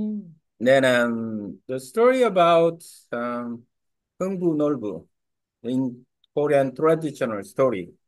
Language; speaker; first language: English; non-native, learner; Korean